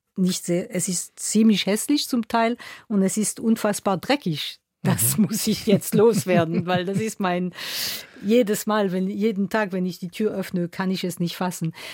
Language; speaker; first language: German; non-native, local second language; French